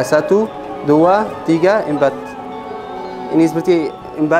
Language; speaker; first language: Indonesian; non-native, learner; Arabic